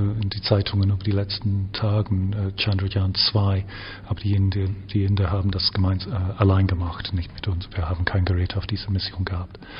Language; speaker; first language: German; non-native, fluent; English